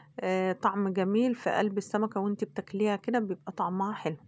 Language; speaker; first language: Arabic; native; Arabic